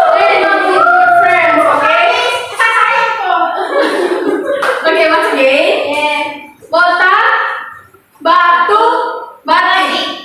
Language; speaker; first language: English; non-native, learner; Indonesian